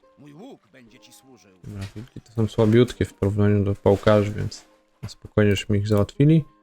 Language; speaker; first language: Polish; native; Polish